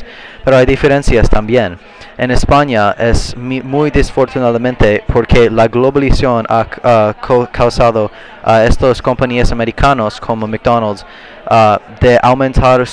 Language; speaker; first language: Spanish; non-native, learner; English